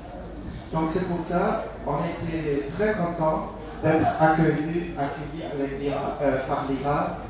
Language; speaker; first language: French; non-native, fluent; German